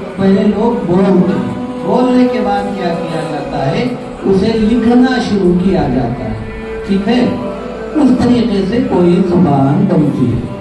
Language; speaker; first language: Urdu; native; Urdu